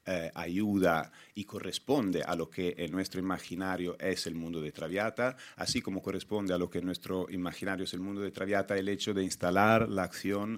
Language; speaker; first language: Spanish; non-native, fluent; Italian